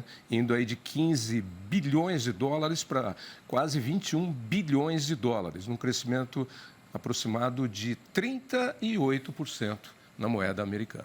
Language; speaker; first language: Portuguese; native; Portuguese